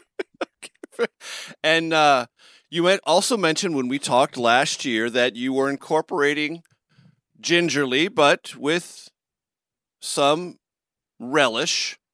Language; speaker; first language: English; native; English